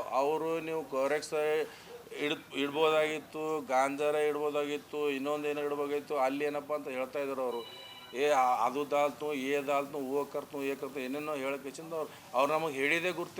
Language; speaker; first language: Kannada; native; Kannada